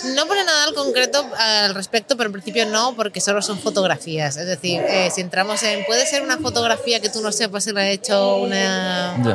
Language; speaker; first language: Spanish; native; Spanish